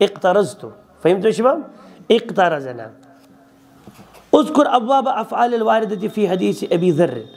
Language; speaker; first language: Arabic; non-native, fluent; Kashmiri